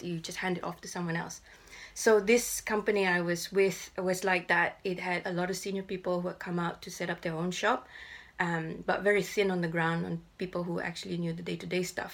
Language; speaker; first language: English; non-native, local second language; Malay